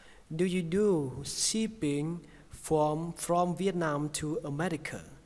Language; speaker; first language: English; non-native, fluent; Vietnamese